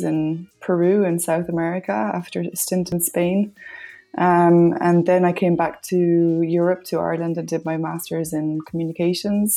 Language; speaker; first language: English; native; English